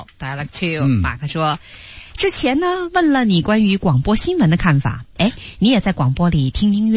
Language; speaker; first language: Chinese; native; Chinese